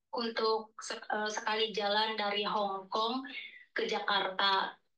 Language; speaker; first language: Indonesian; native; Indonesian